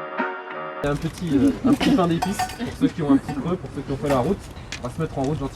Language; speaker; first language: French; native; French